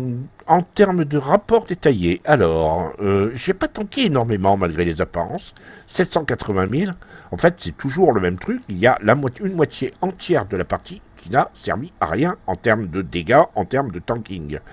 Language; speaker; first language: French; native; French